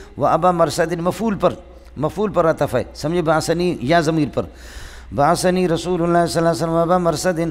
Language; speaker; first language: Urdu; non-native, local second language; Baluchi